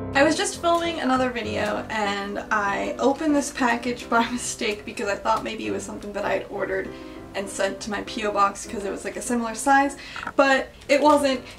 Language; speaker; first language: English; native; English